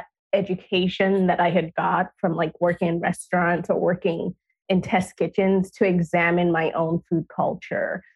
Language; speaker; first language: English; non-native, local second language; Yoruba